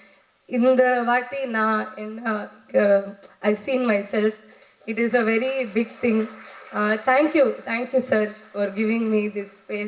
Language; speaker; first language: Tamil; non-native, learner; Kannada